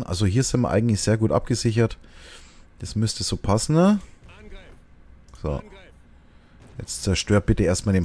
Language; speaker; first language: German; native; German